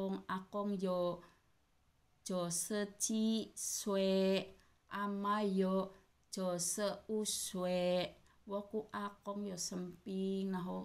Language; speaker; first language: Chinese; non-native, learner; Indonesian